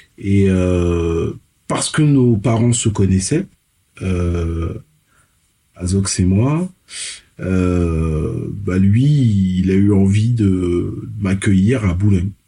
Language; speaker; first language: French; early bilingual, other home language; Fon